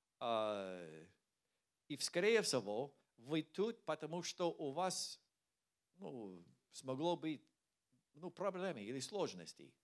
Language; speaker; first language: Russian; non-native, learner; English